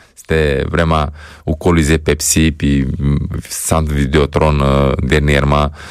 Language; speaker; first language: French; non-native, fluent; Romanian